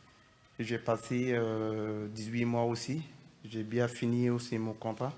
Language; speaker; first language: French; non-native, fluent; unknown